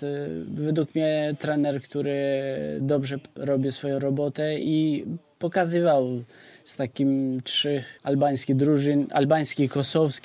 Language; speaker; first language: Polish; non-native, fluent; Albanian